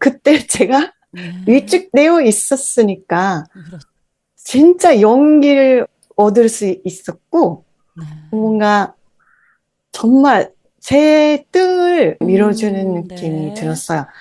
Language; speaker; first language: Korean; non-native, fluent; Japanese